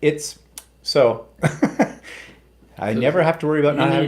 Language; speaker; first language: English; native; English